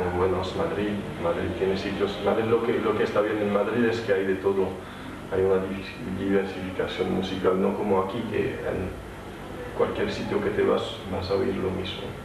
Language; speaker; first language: Spanish; non-native, fluent; French